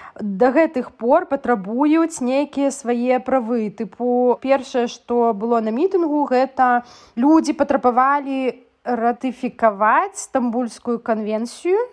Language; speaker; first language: Belarusian; non-native, local second language; Russian